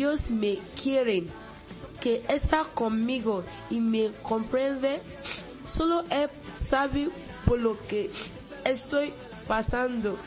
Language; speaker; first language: Spanish; non-native, learner; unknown